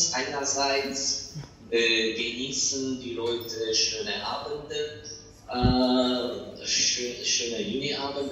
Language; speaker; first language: German; non-native, fluent; Ukrainian